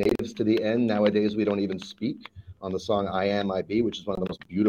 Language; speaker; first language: English; native; English